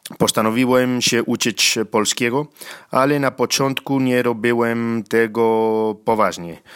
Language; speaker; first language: Polish; non-native, learner; Spanish